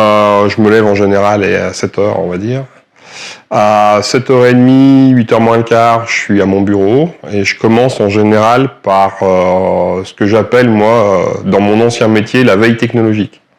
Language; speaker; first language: French; native; French